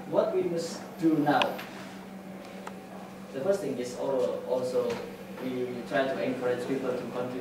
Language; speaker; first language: English; non-native, fluent; Indonesian